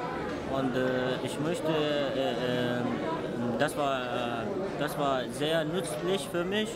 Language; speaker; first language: German; non-native, learner; Arabic